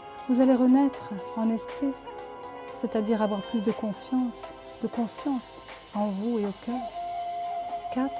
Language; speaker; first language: French; native; French